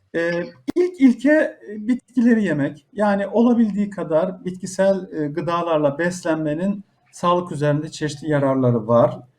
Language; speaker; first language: Turkish; native; Turkish